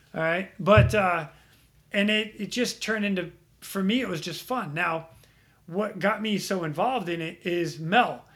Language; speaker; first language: English; native; English